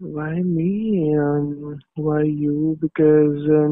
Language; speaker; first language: English; non-native, local second language; Hindi